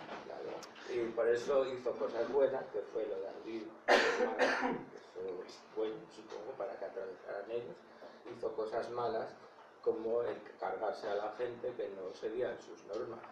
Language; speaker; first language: Spanish; native; Spanish